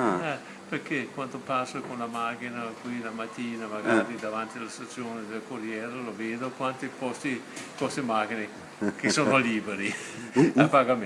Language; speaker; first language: Italian; non-native, fluent; Danish